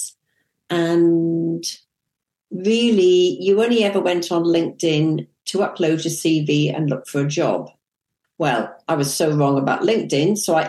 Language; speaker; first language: English; native; English